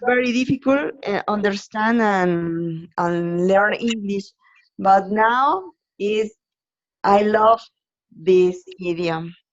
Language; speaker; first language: English; non-native, learner; Spanish